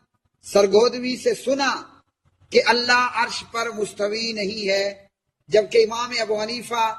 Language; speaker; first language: Urdu; native; Urdu